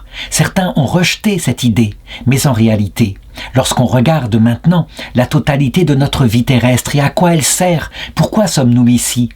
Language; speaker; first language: French; native; French